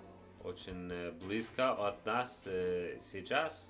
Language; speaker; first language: Russian; non-native, learner; English